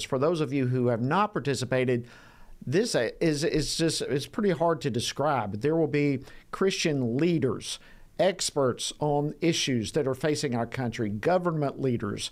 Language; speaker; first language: English; native; English